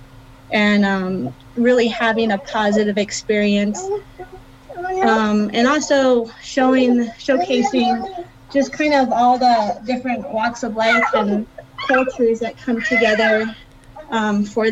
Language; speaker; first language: English; native; English